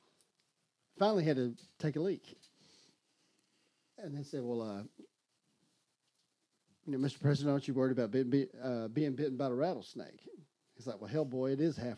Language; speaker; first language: English; native; English